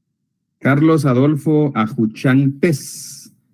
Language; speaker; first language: Spanish; native; Spanish